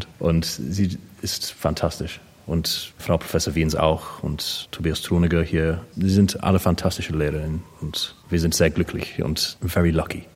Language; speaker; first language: German; non-native, learner; English